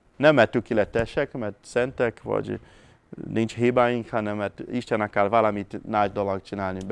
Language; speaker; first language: Hungarian; non-native, fluent; Portuguese